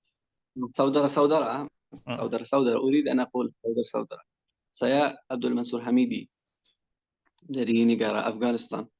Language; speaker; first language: Indonesian; non-native, learner; Persian